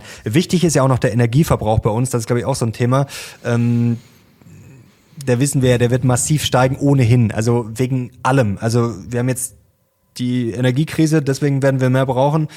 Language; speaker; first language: German; native; German